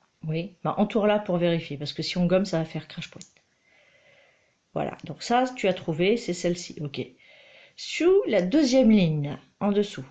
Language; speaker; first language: French; native; French